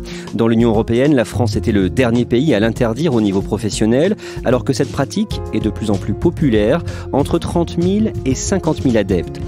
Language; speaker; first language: French; native; French